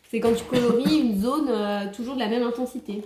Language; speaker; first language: French; native; French